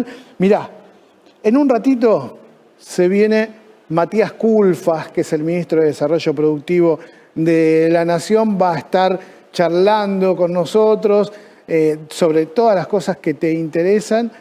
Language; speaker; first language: Spanish; native; Spanish